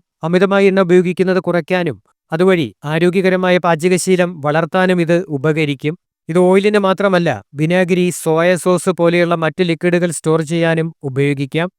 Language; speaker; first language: Malayalam; native; Malayalam